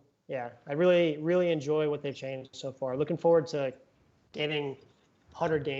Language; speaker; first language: English; native; English